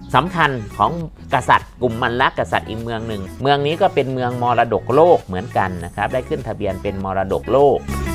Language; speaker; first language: Thai; native; Thai